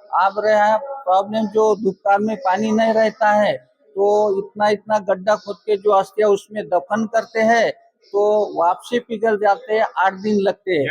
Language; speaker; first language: Hindi; non-native, local second language; Marathi